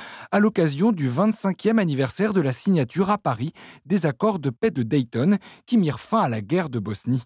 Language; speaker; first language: French; native; French